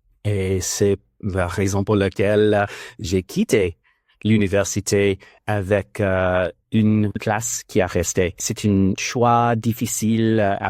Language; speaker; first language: French; non-native, learner; English